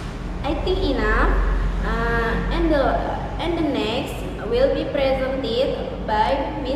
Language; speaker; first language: English; non-native, learner; Indonesian